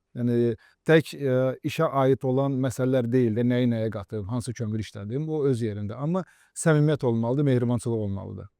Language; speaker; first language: Azerbaijani; early bilingual, other home language; Russian